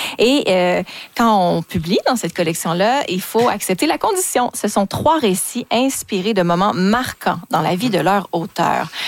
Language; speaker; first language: French; native; French